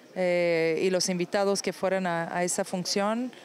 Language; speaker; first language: Spanish; non-native, fluent; Persian